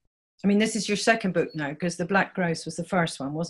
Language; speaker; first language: English; native; English